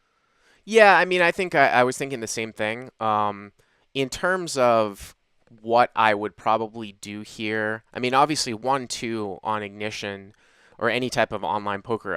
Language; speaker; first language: English; native; English